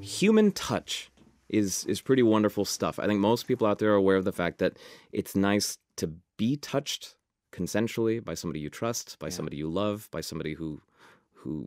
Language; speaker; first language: English; native; English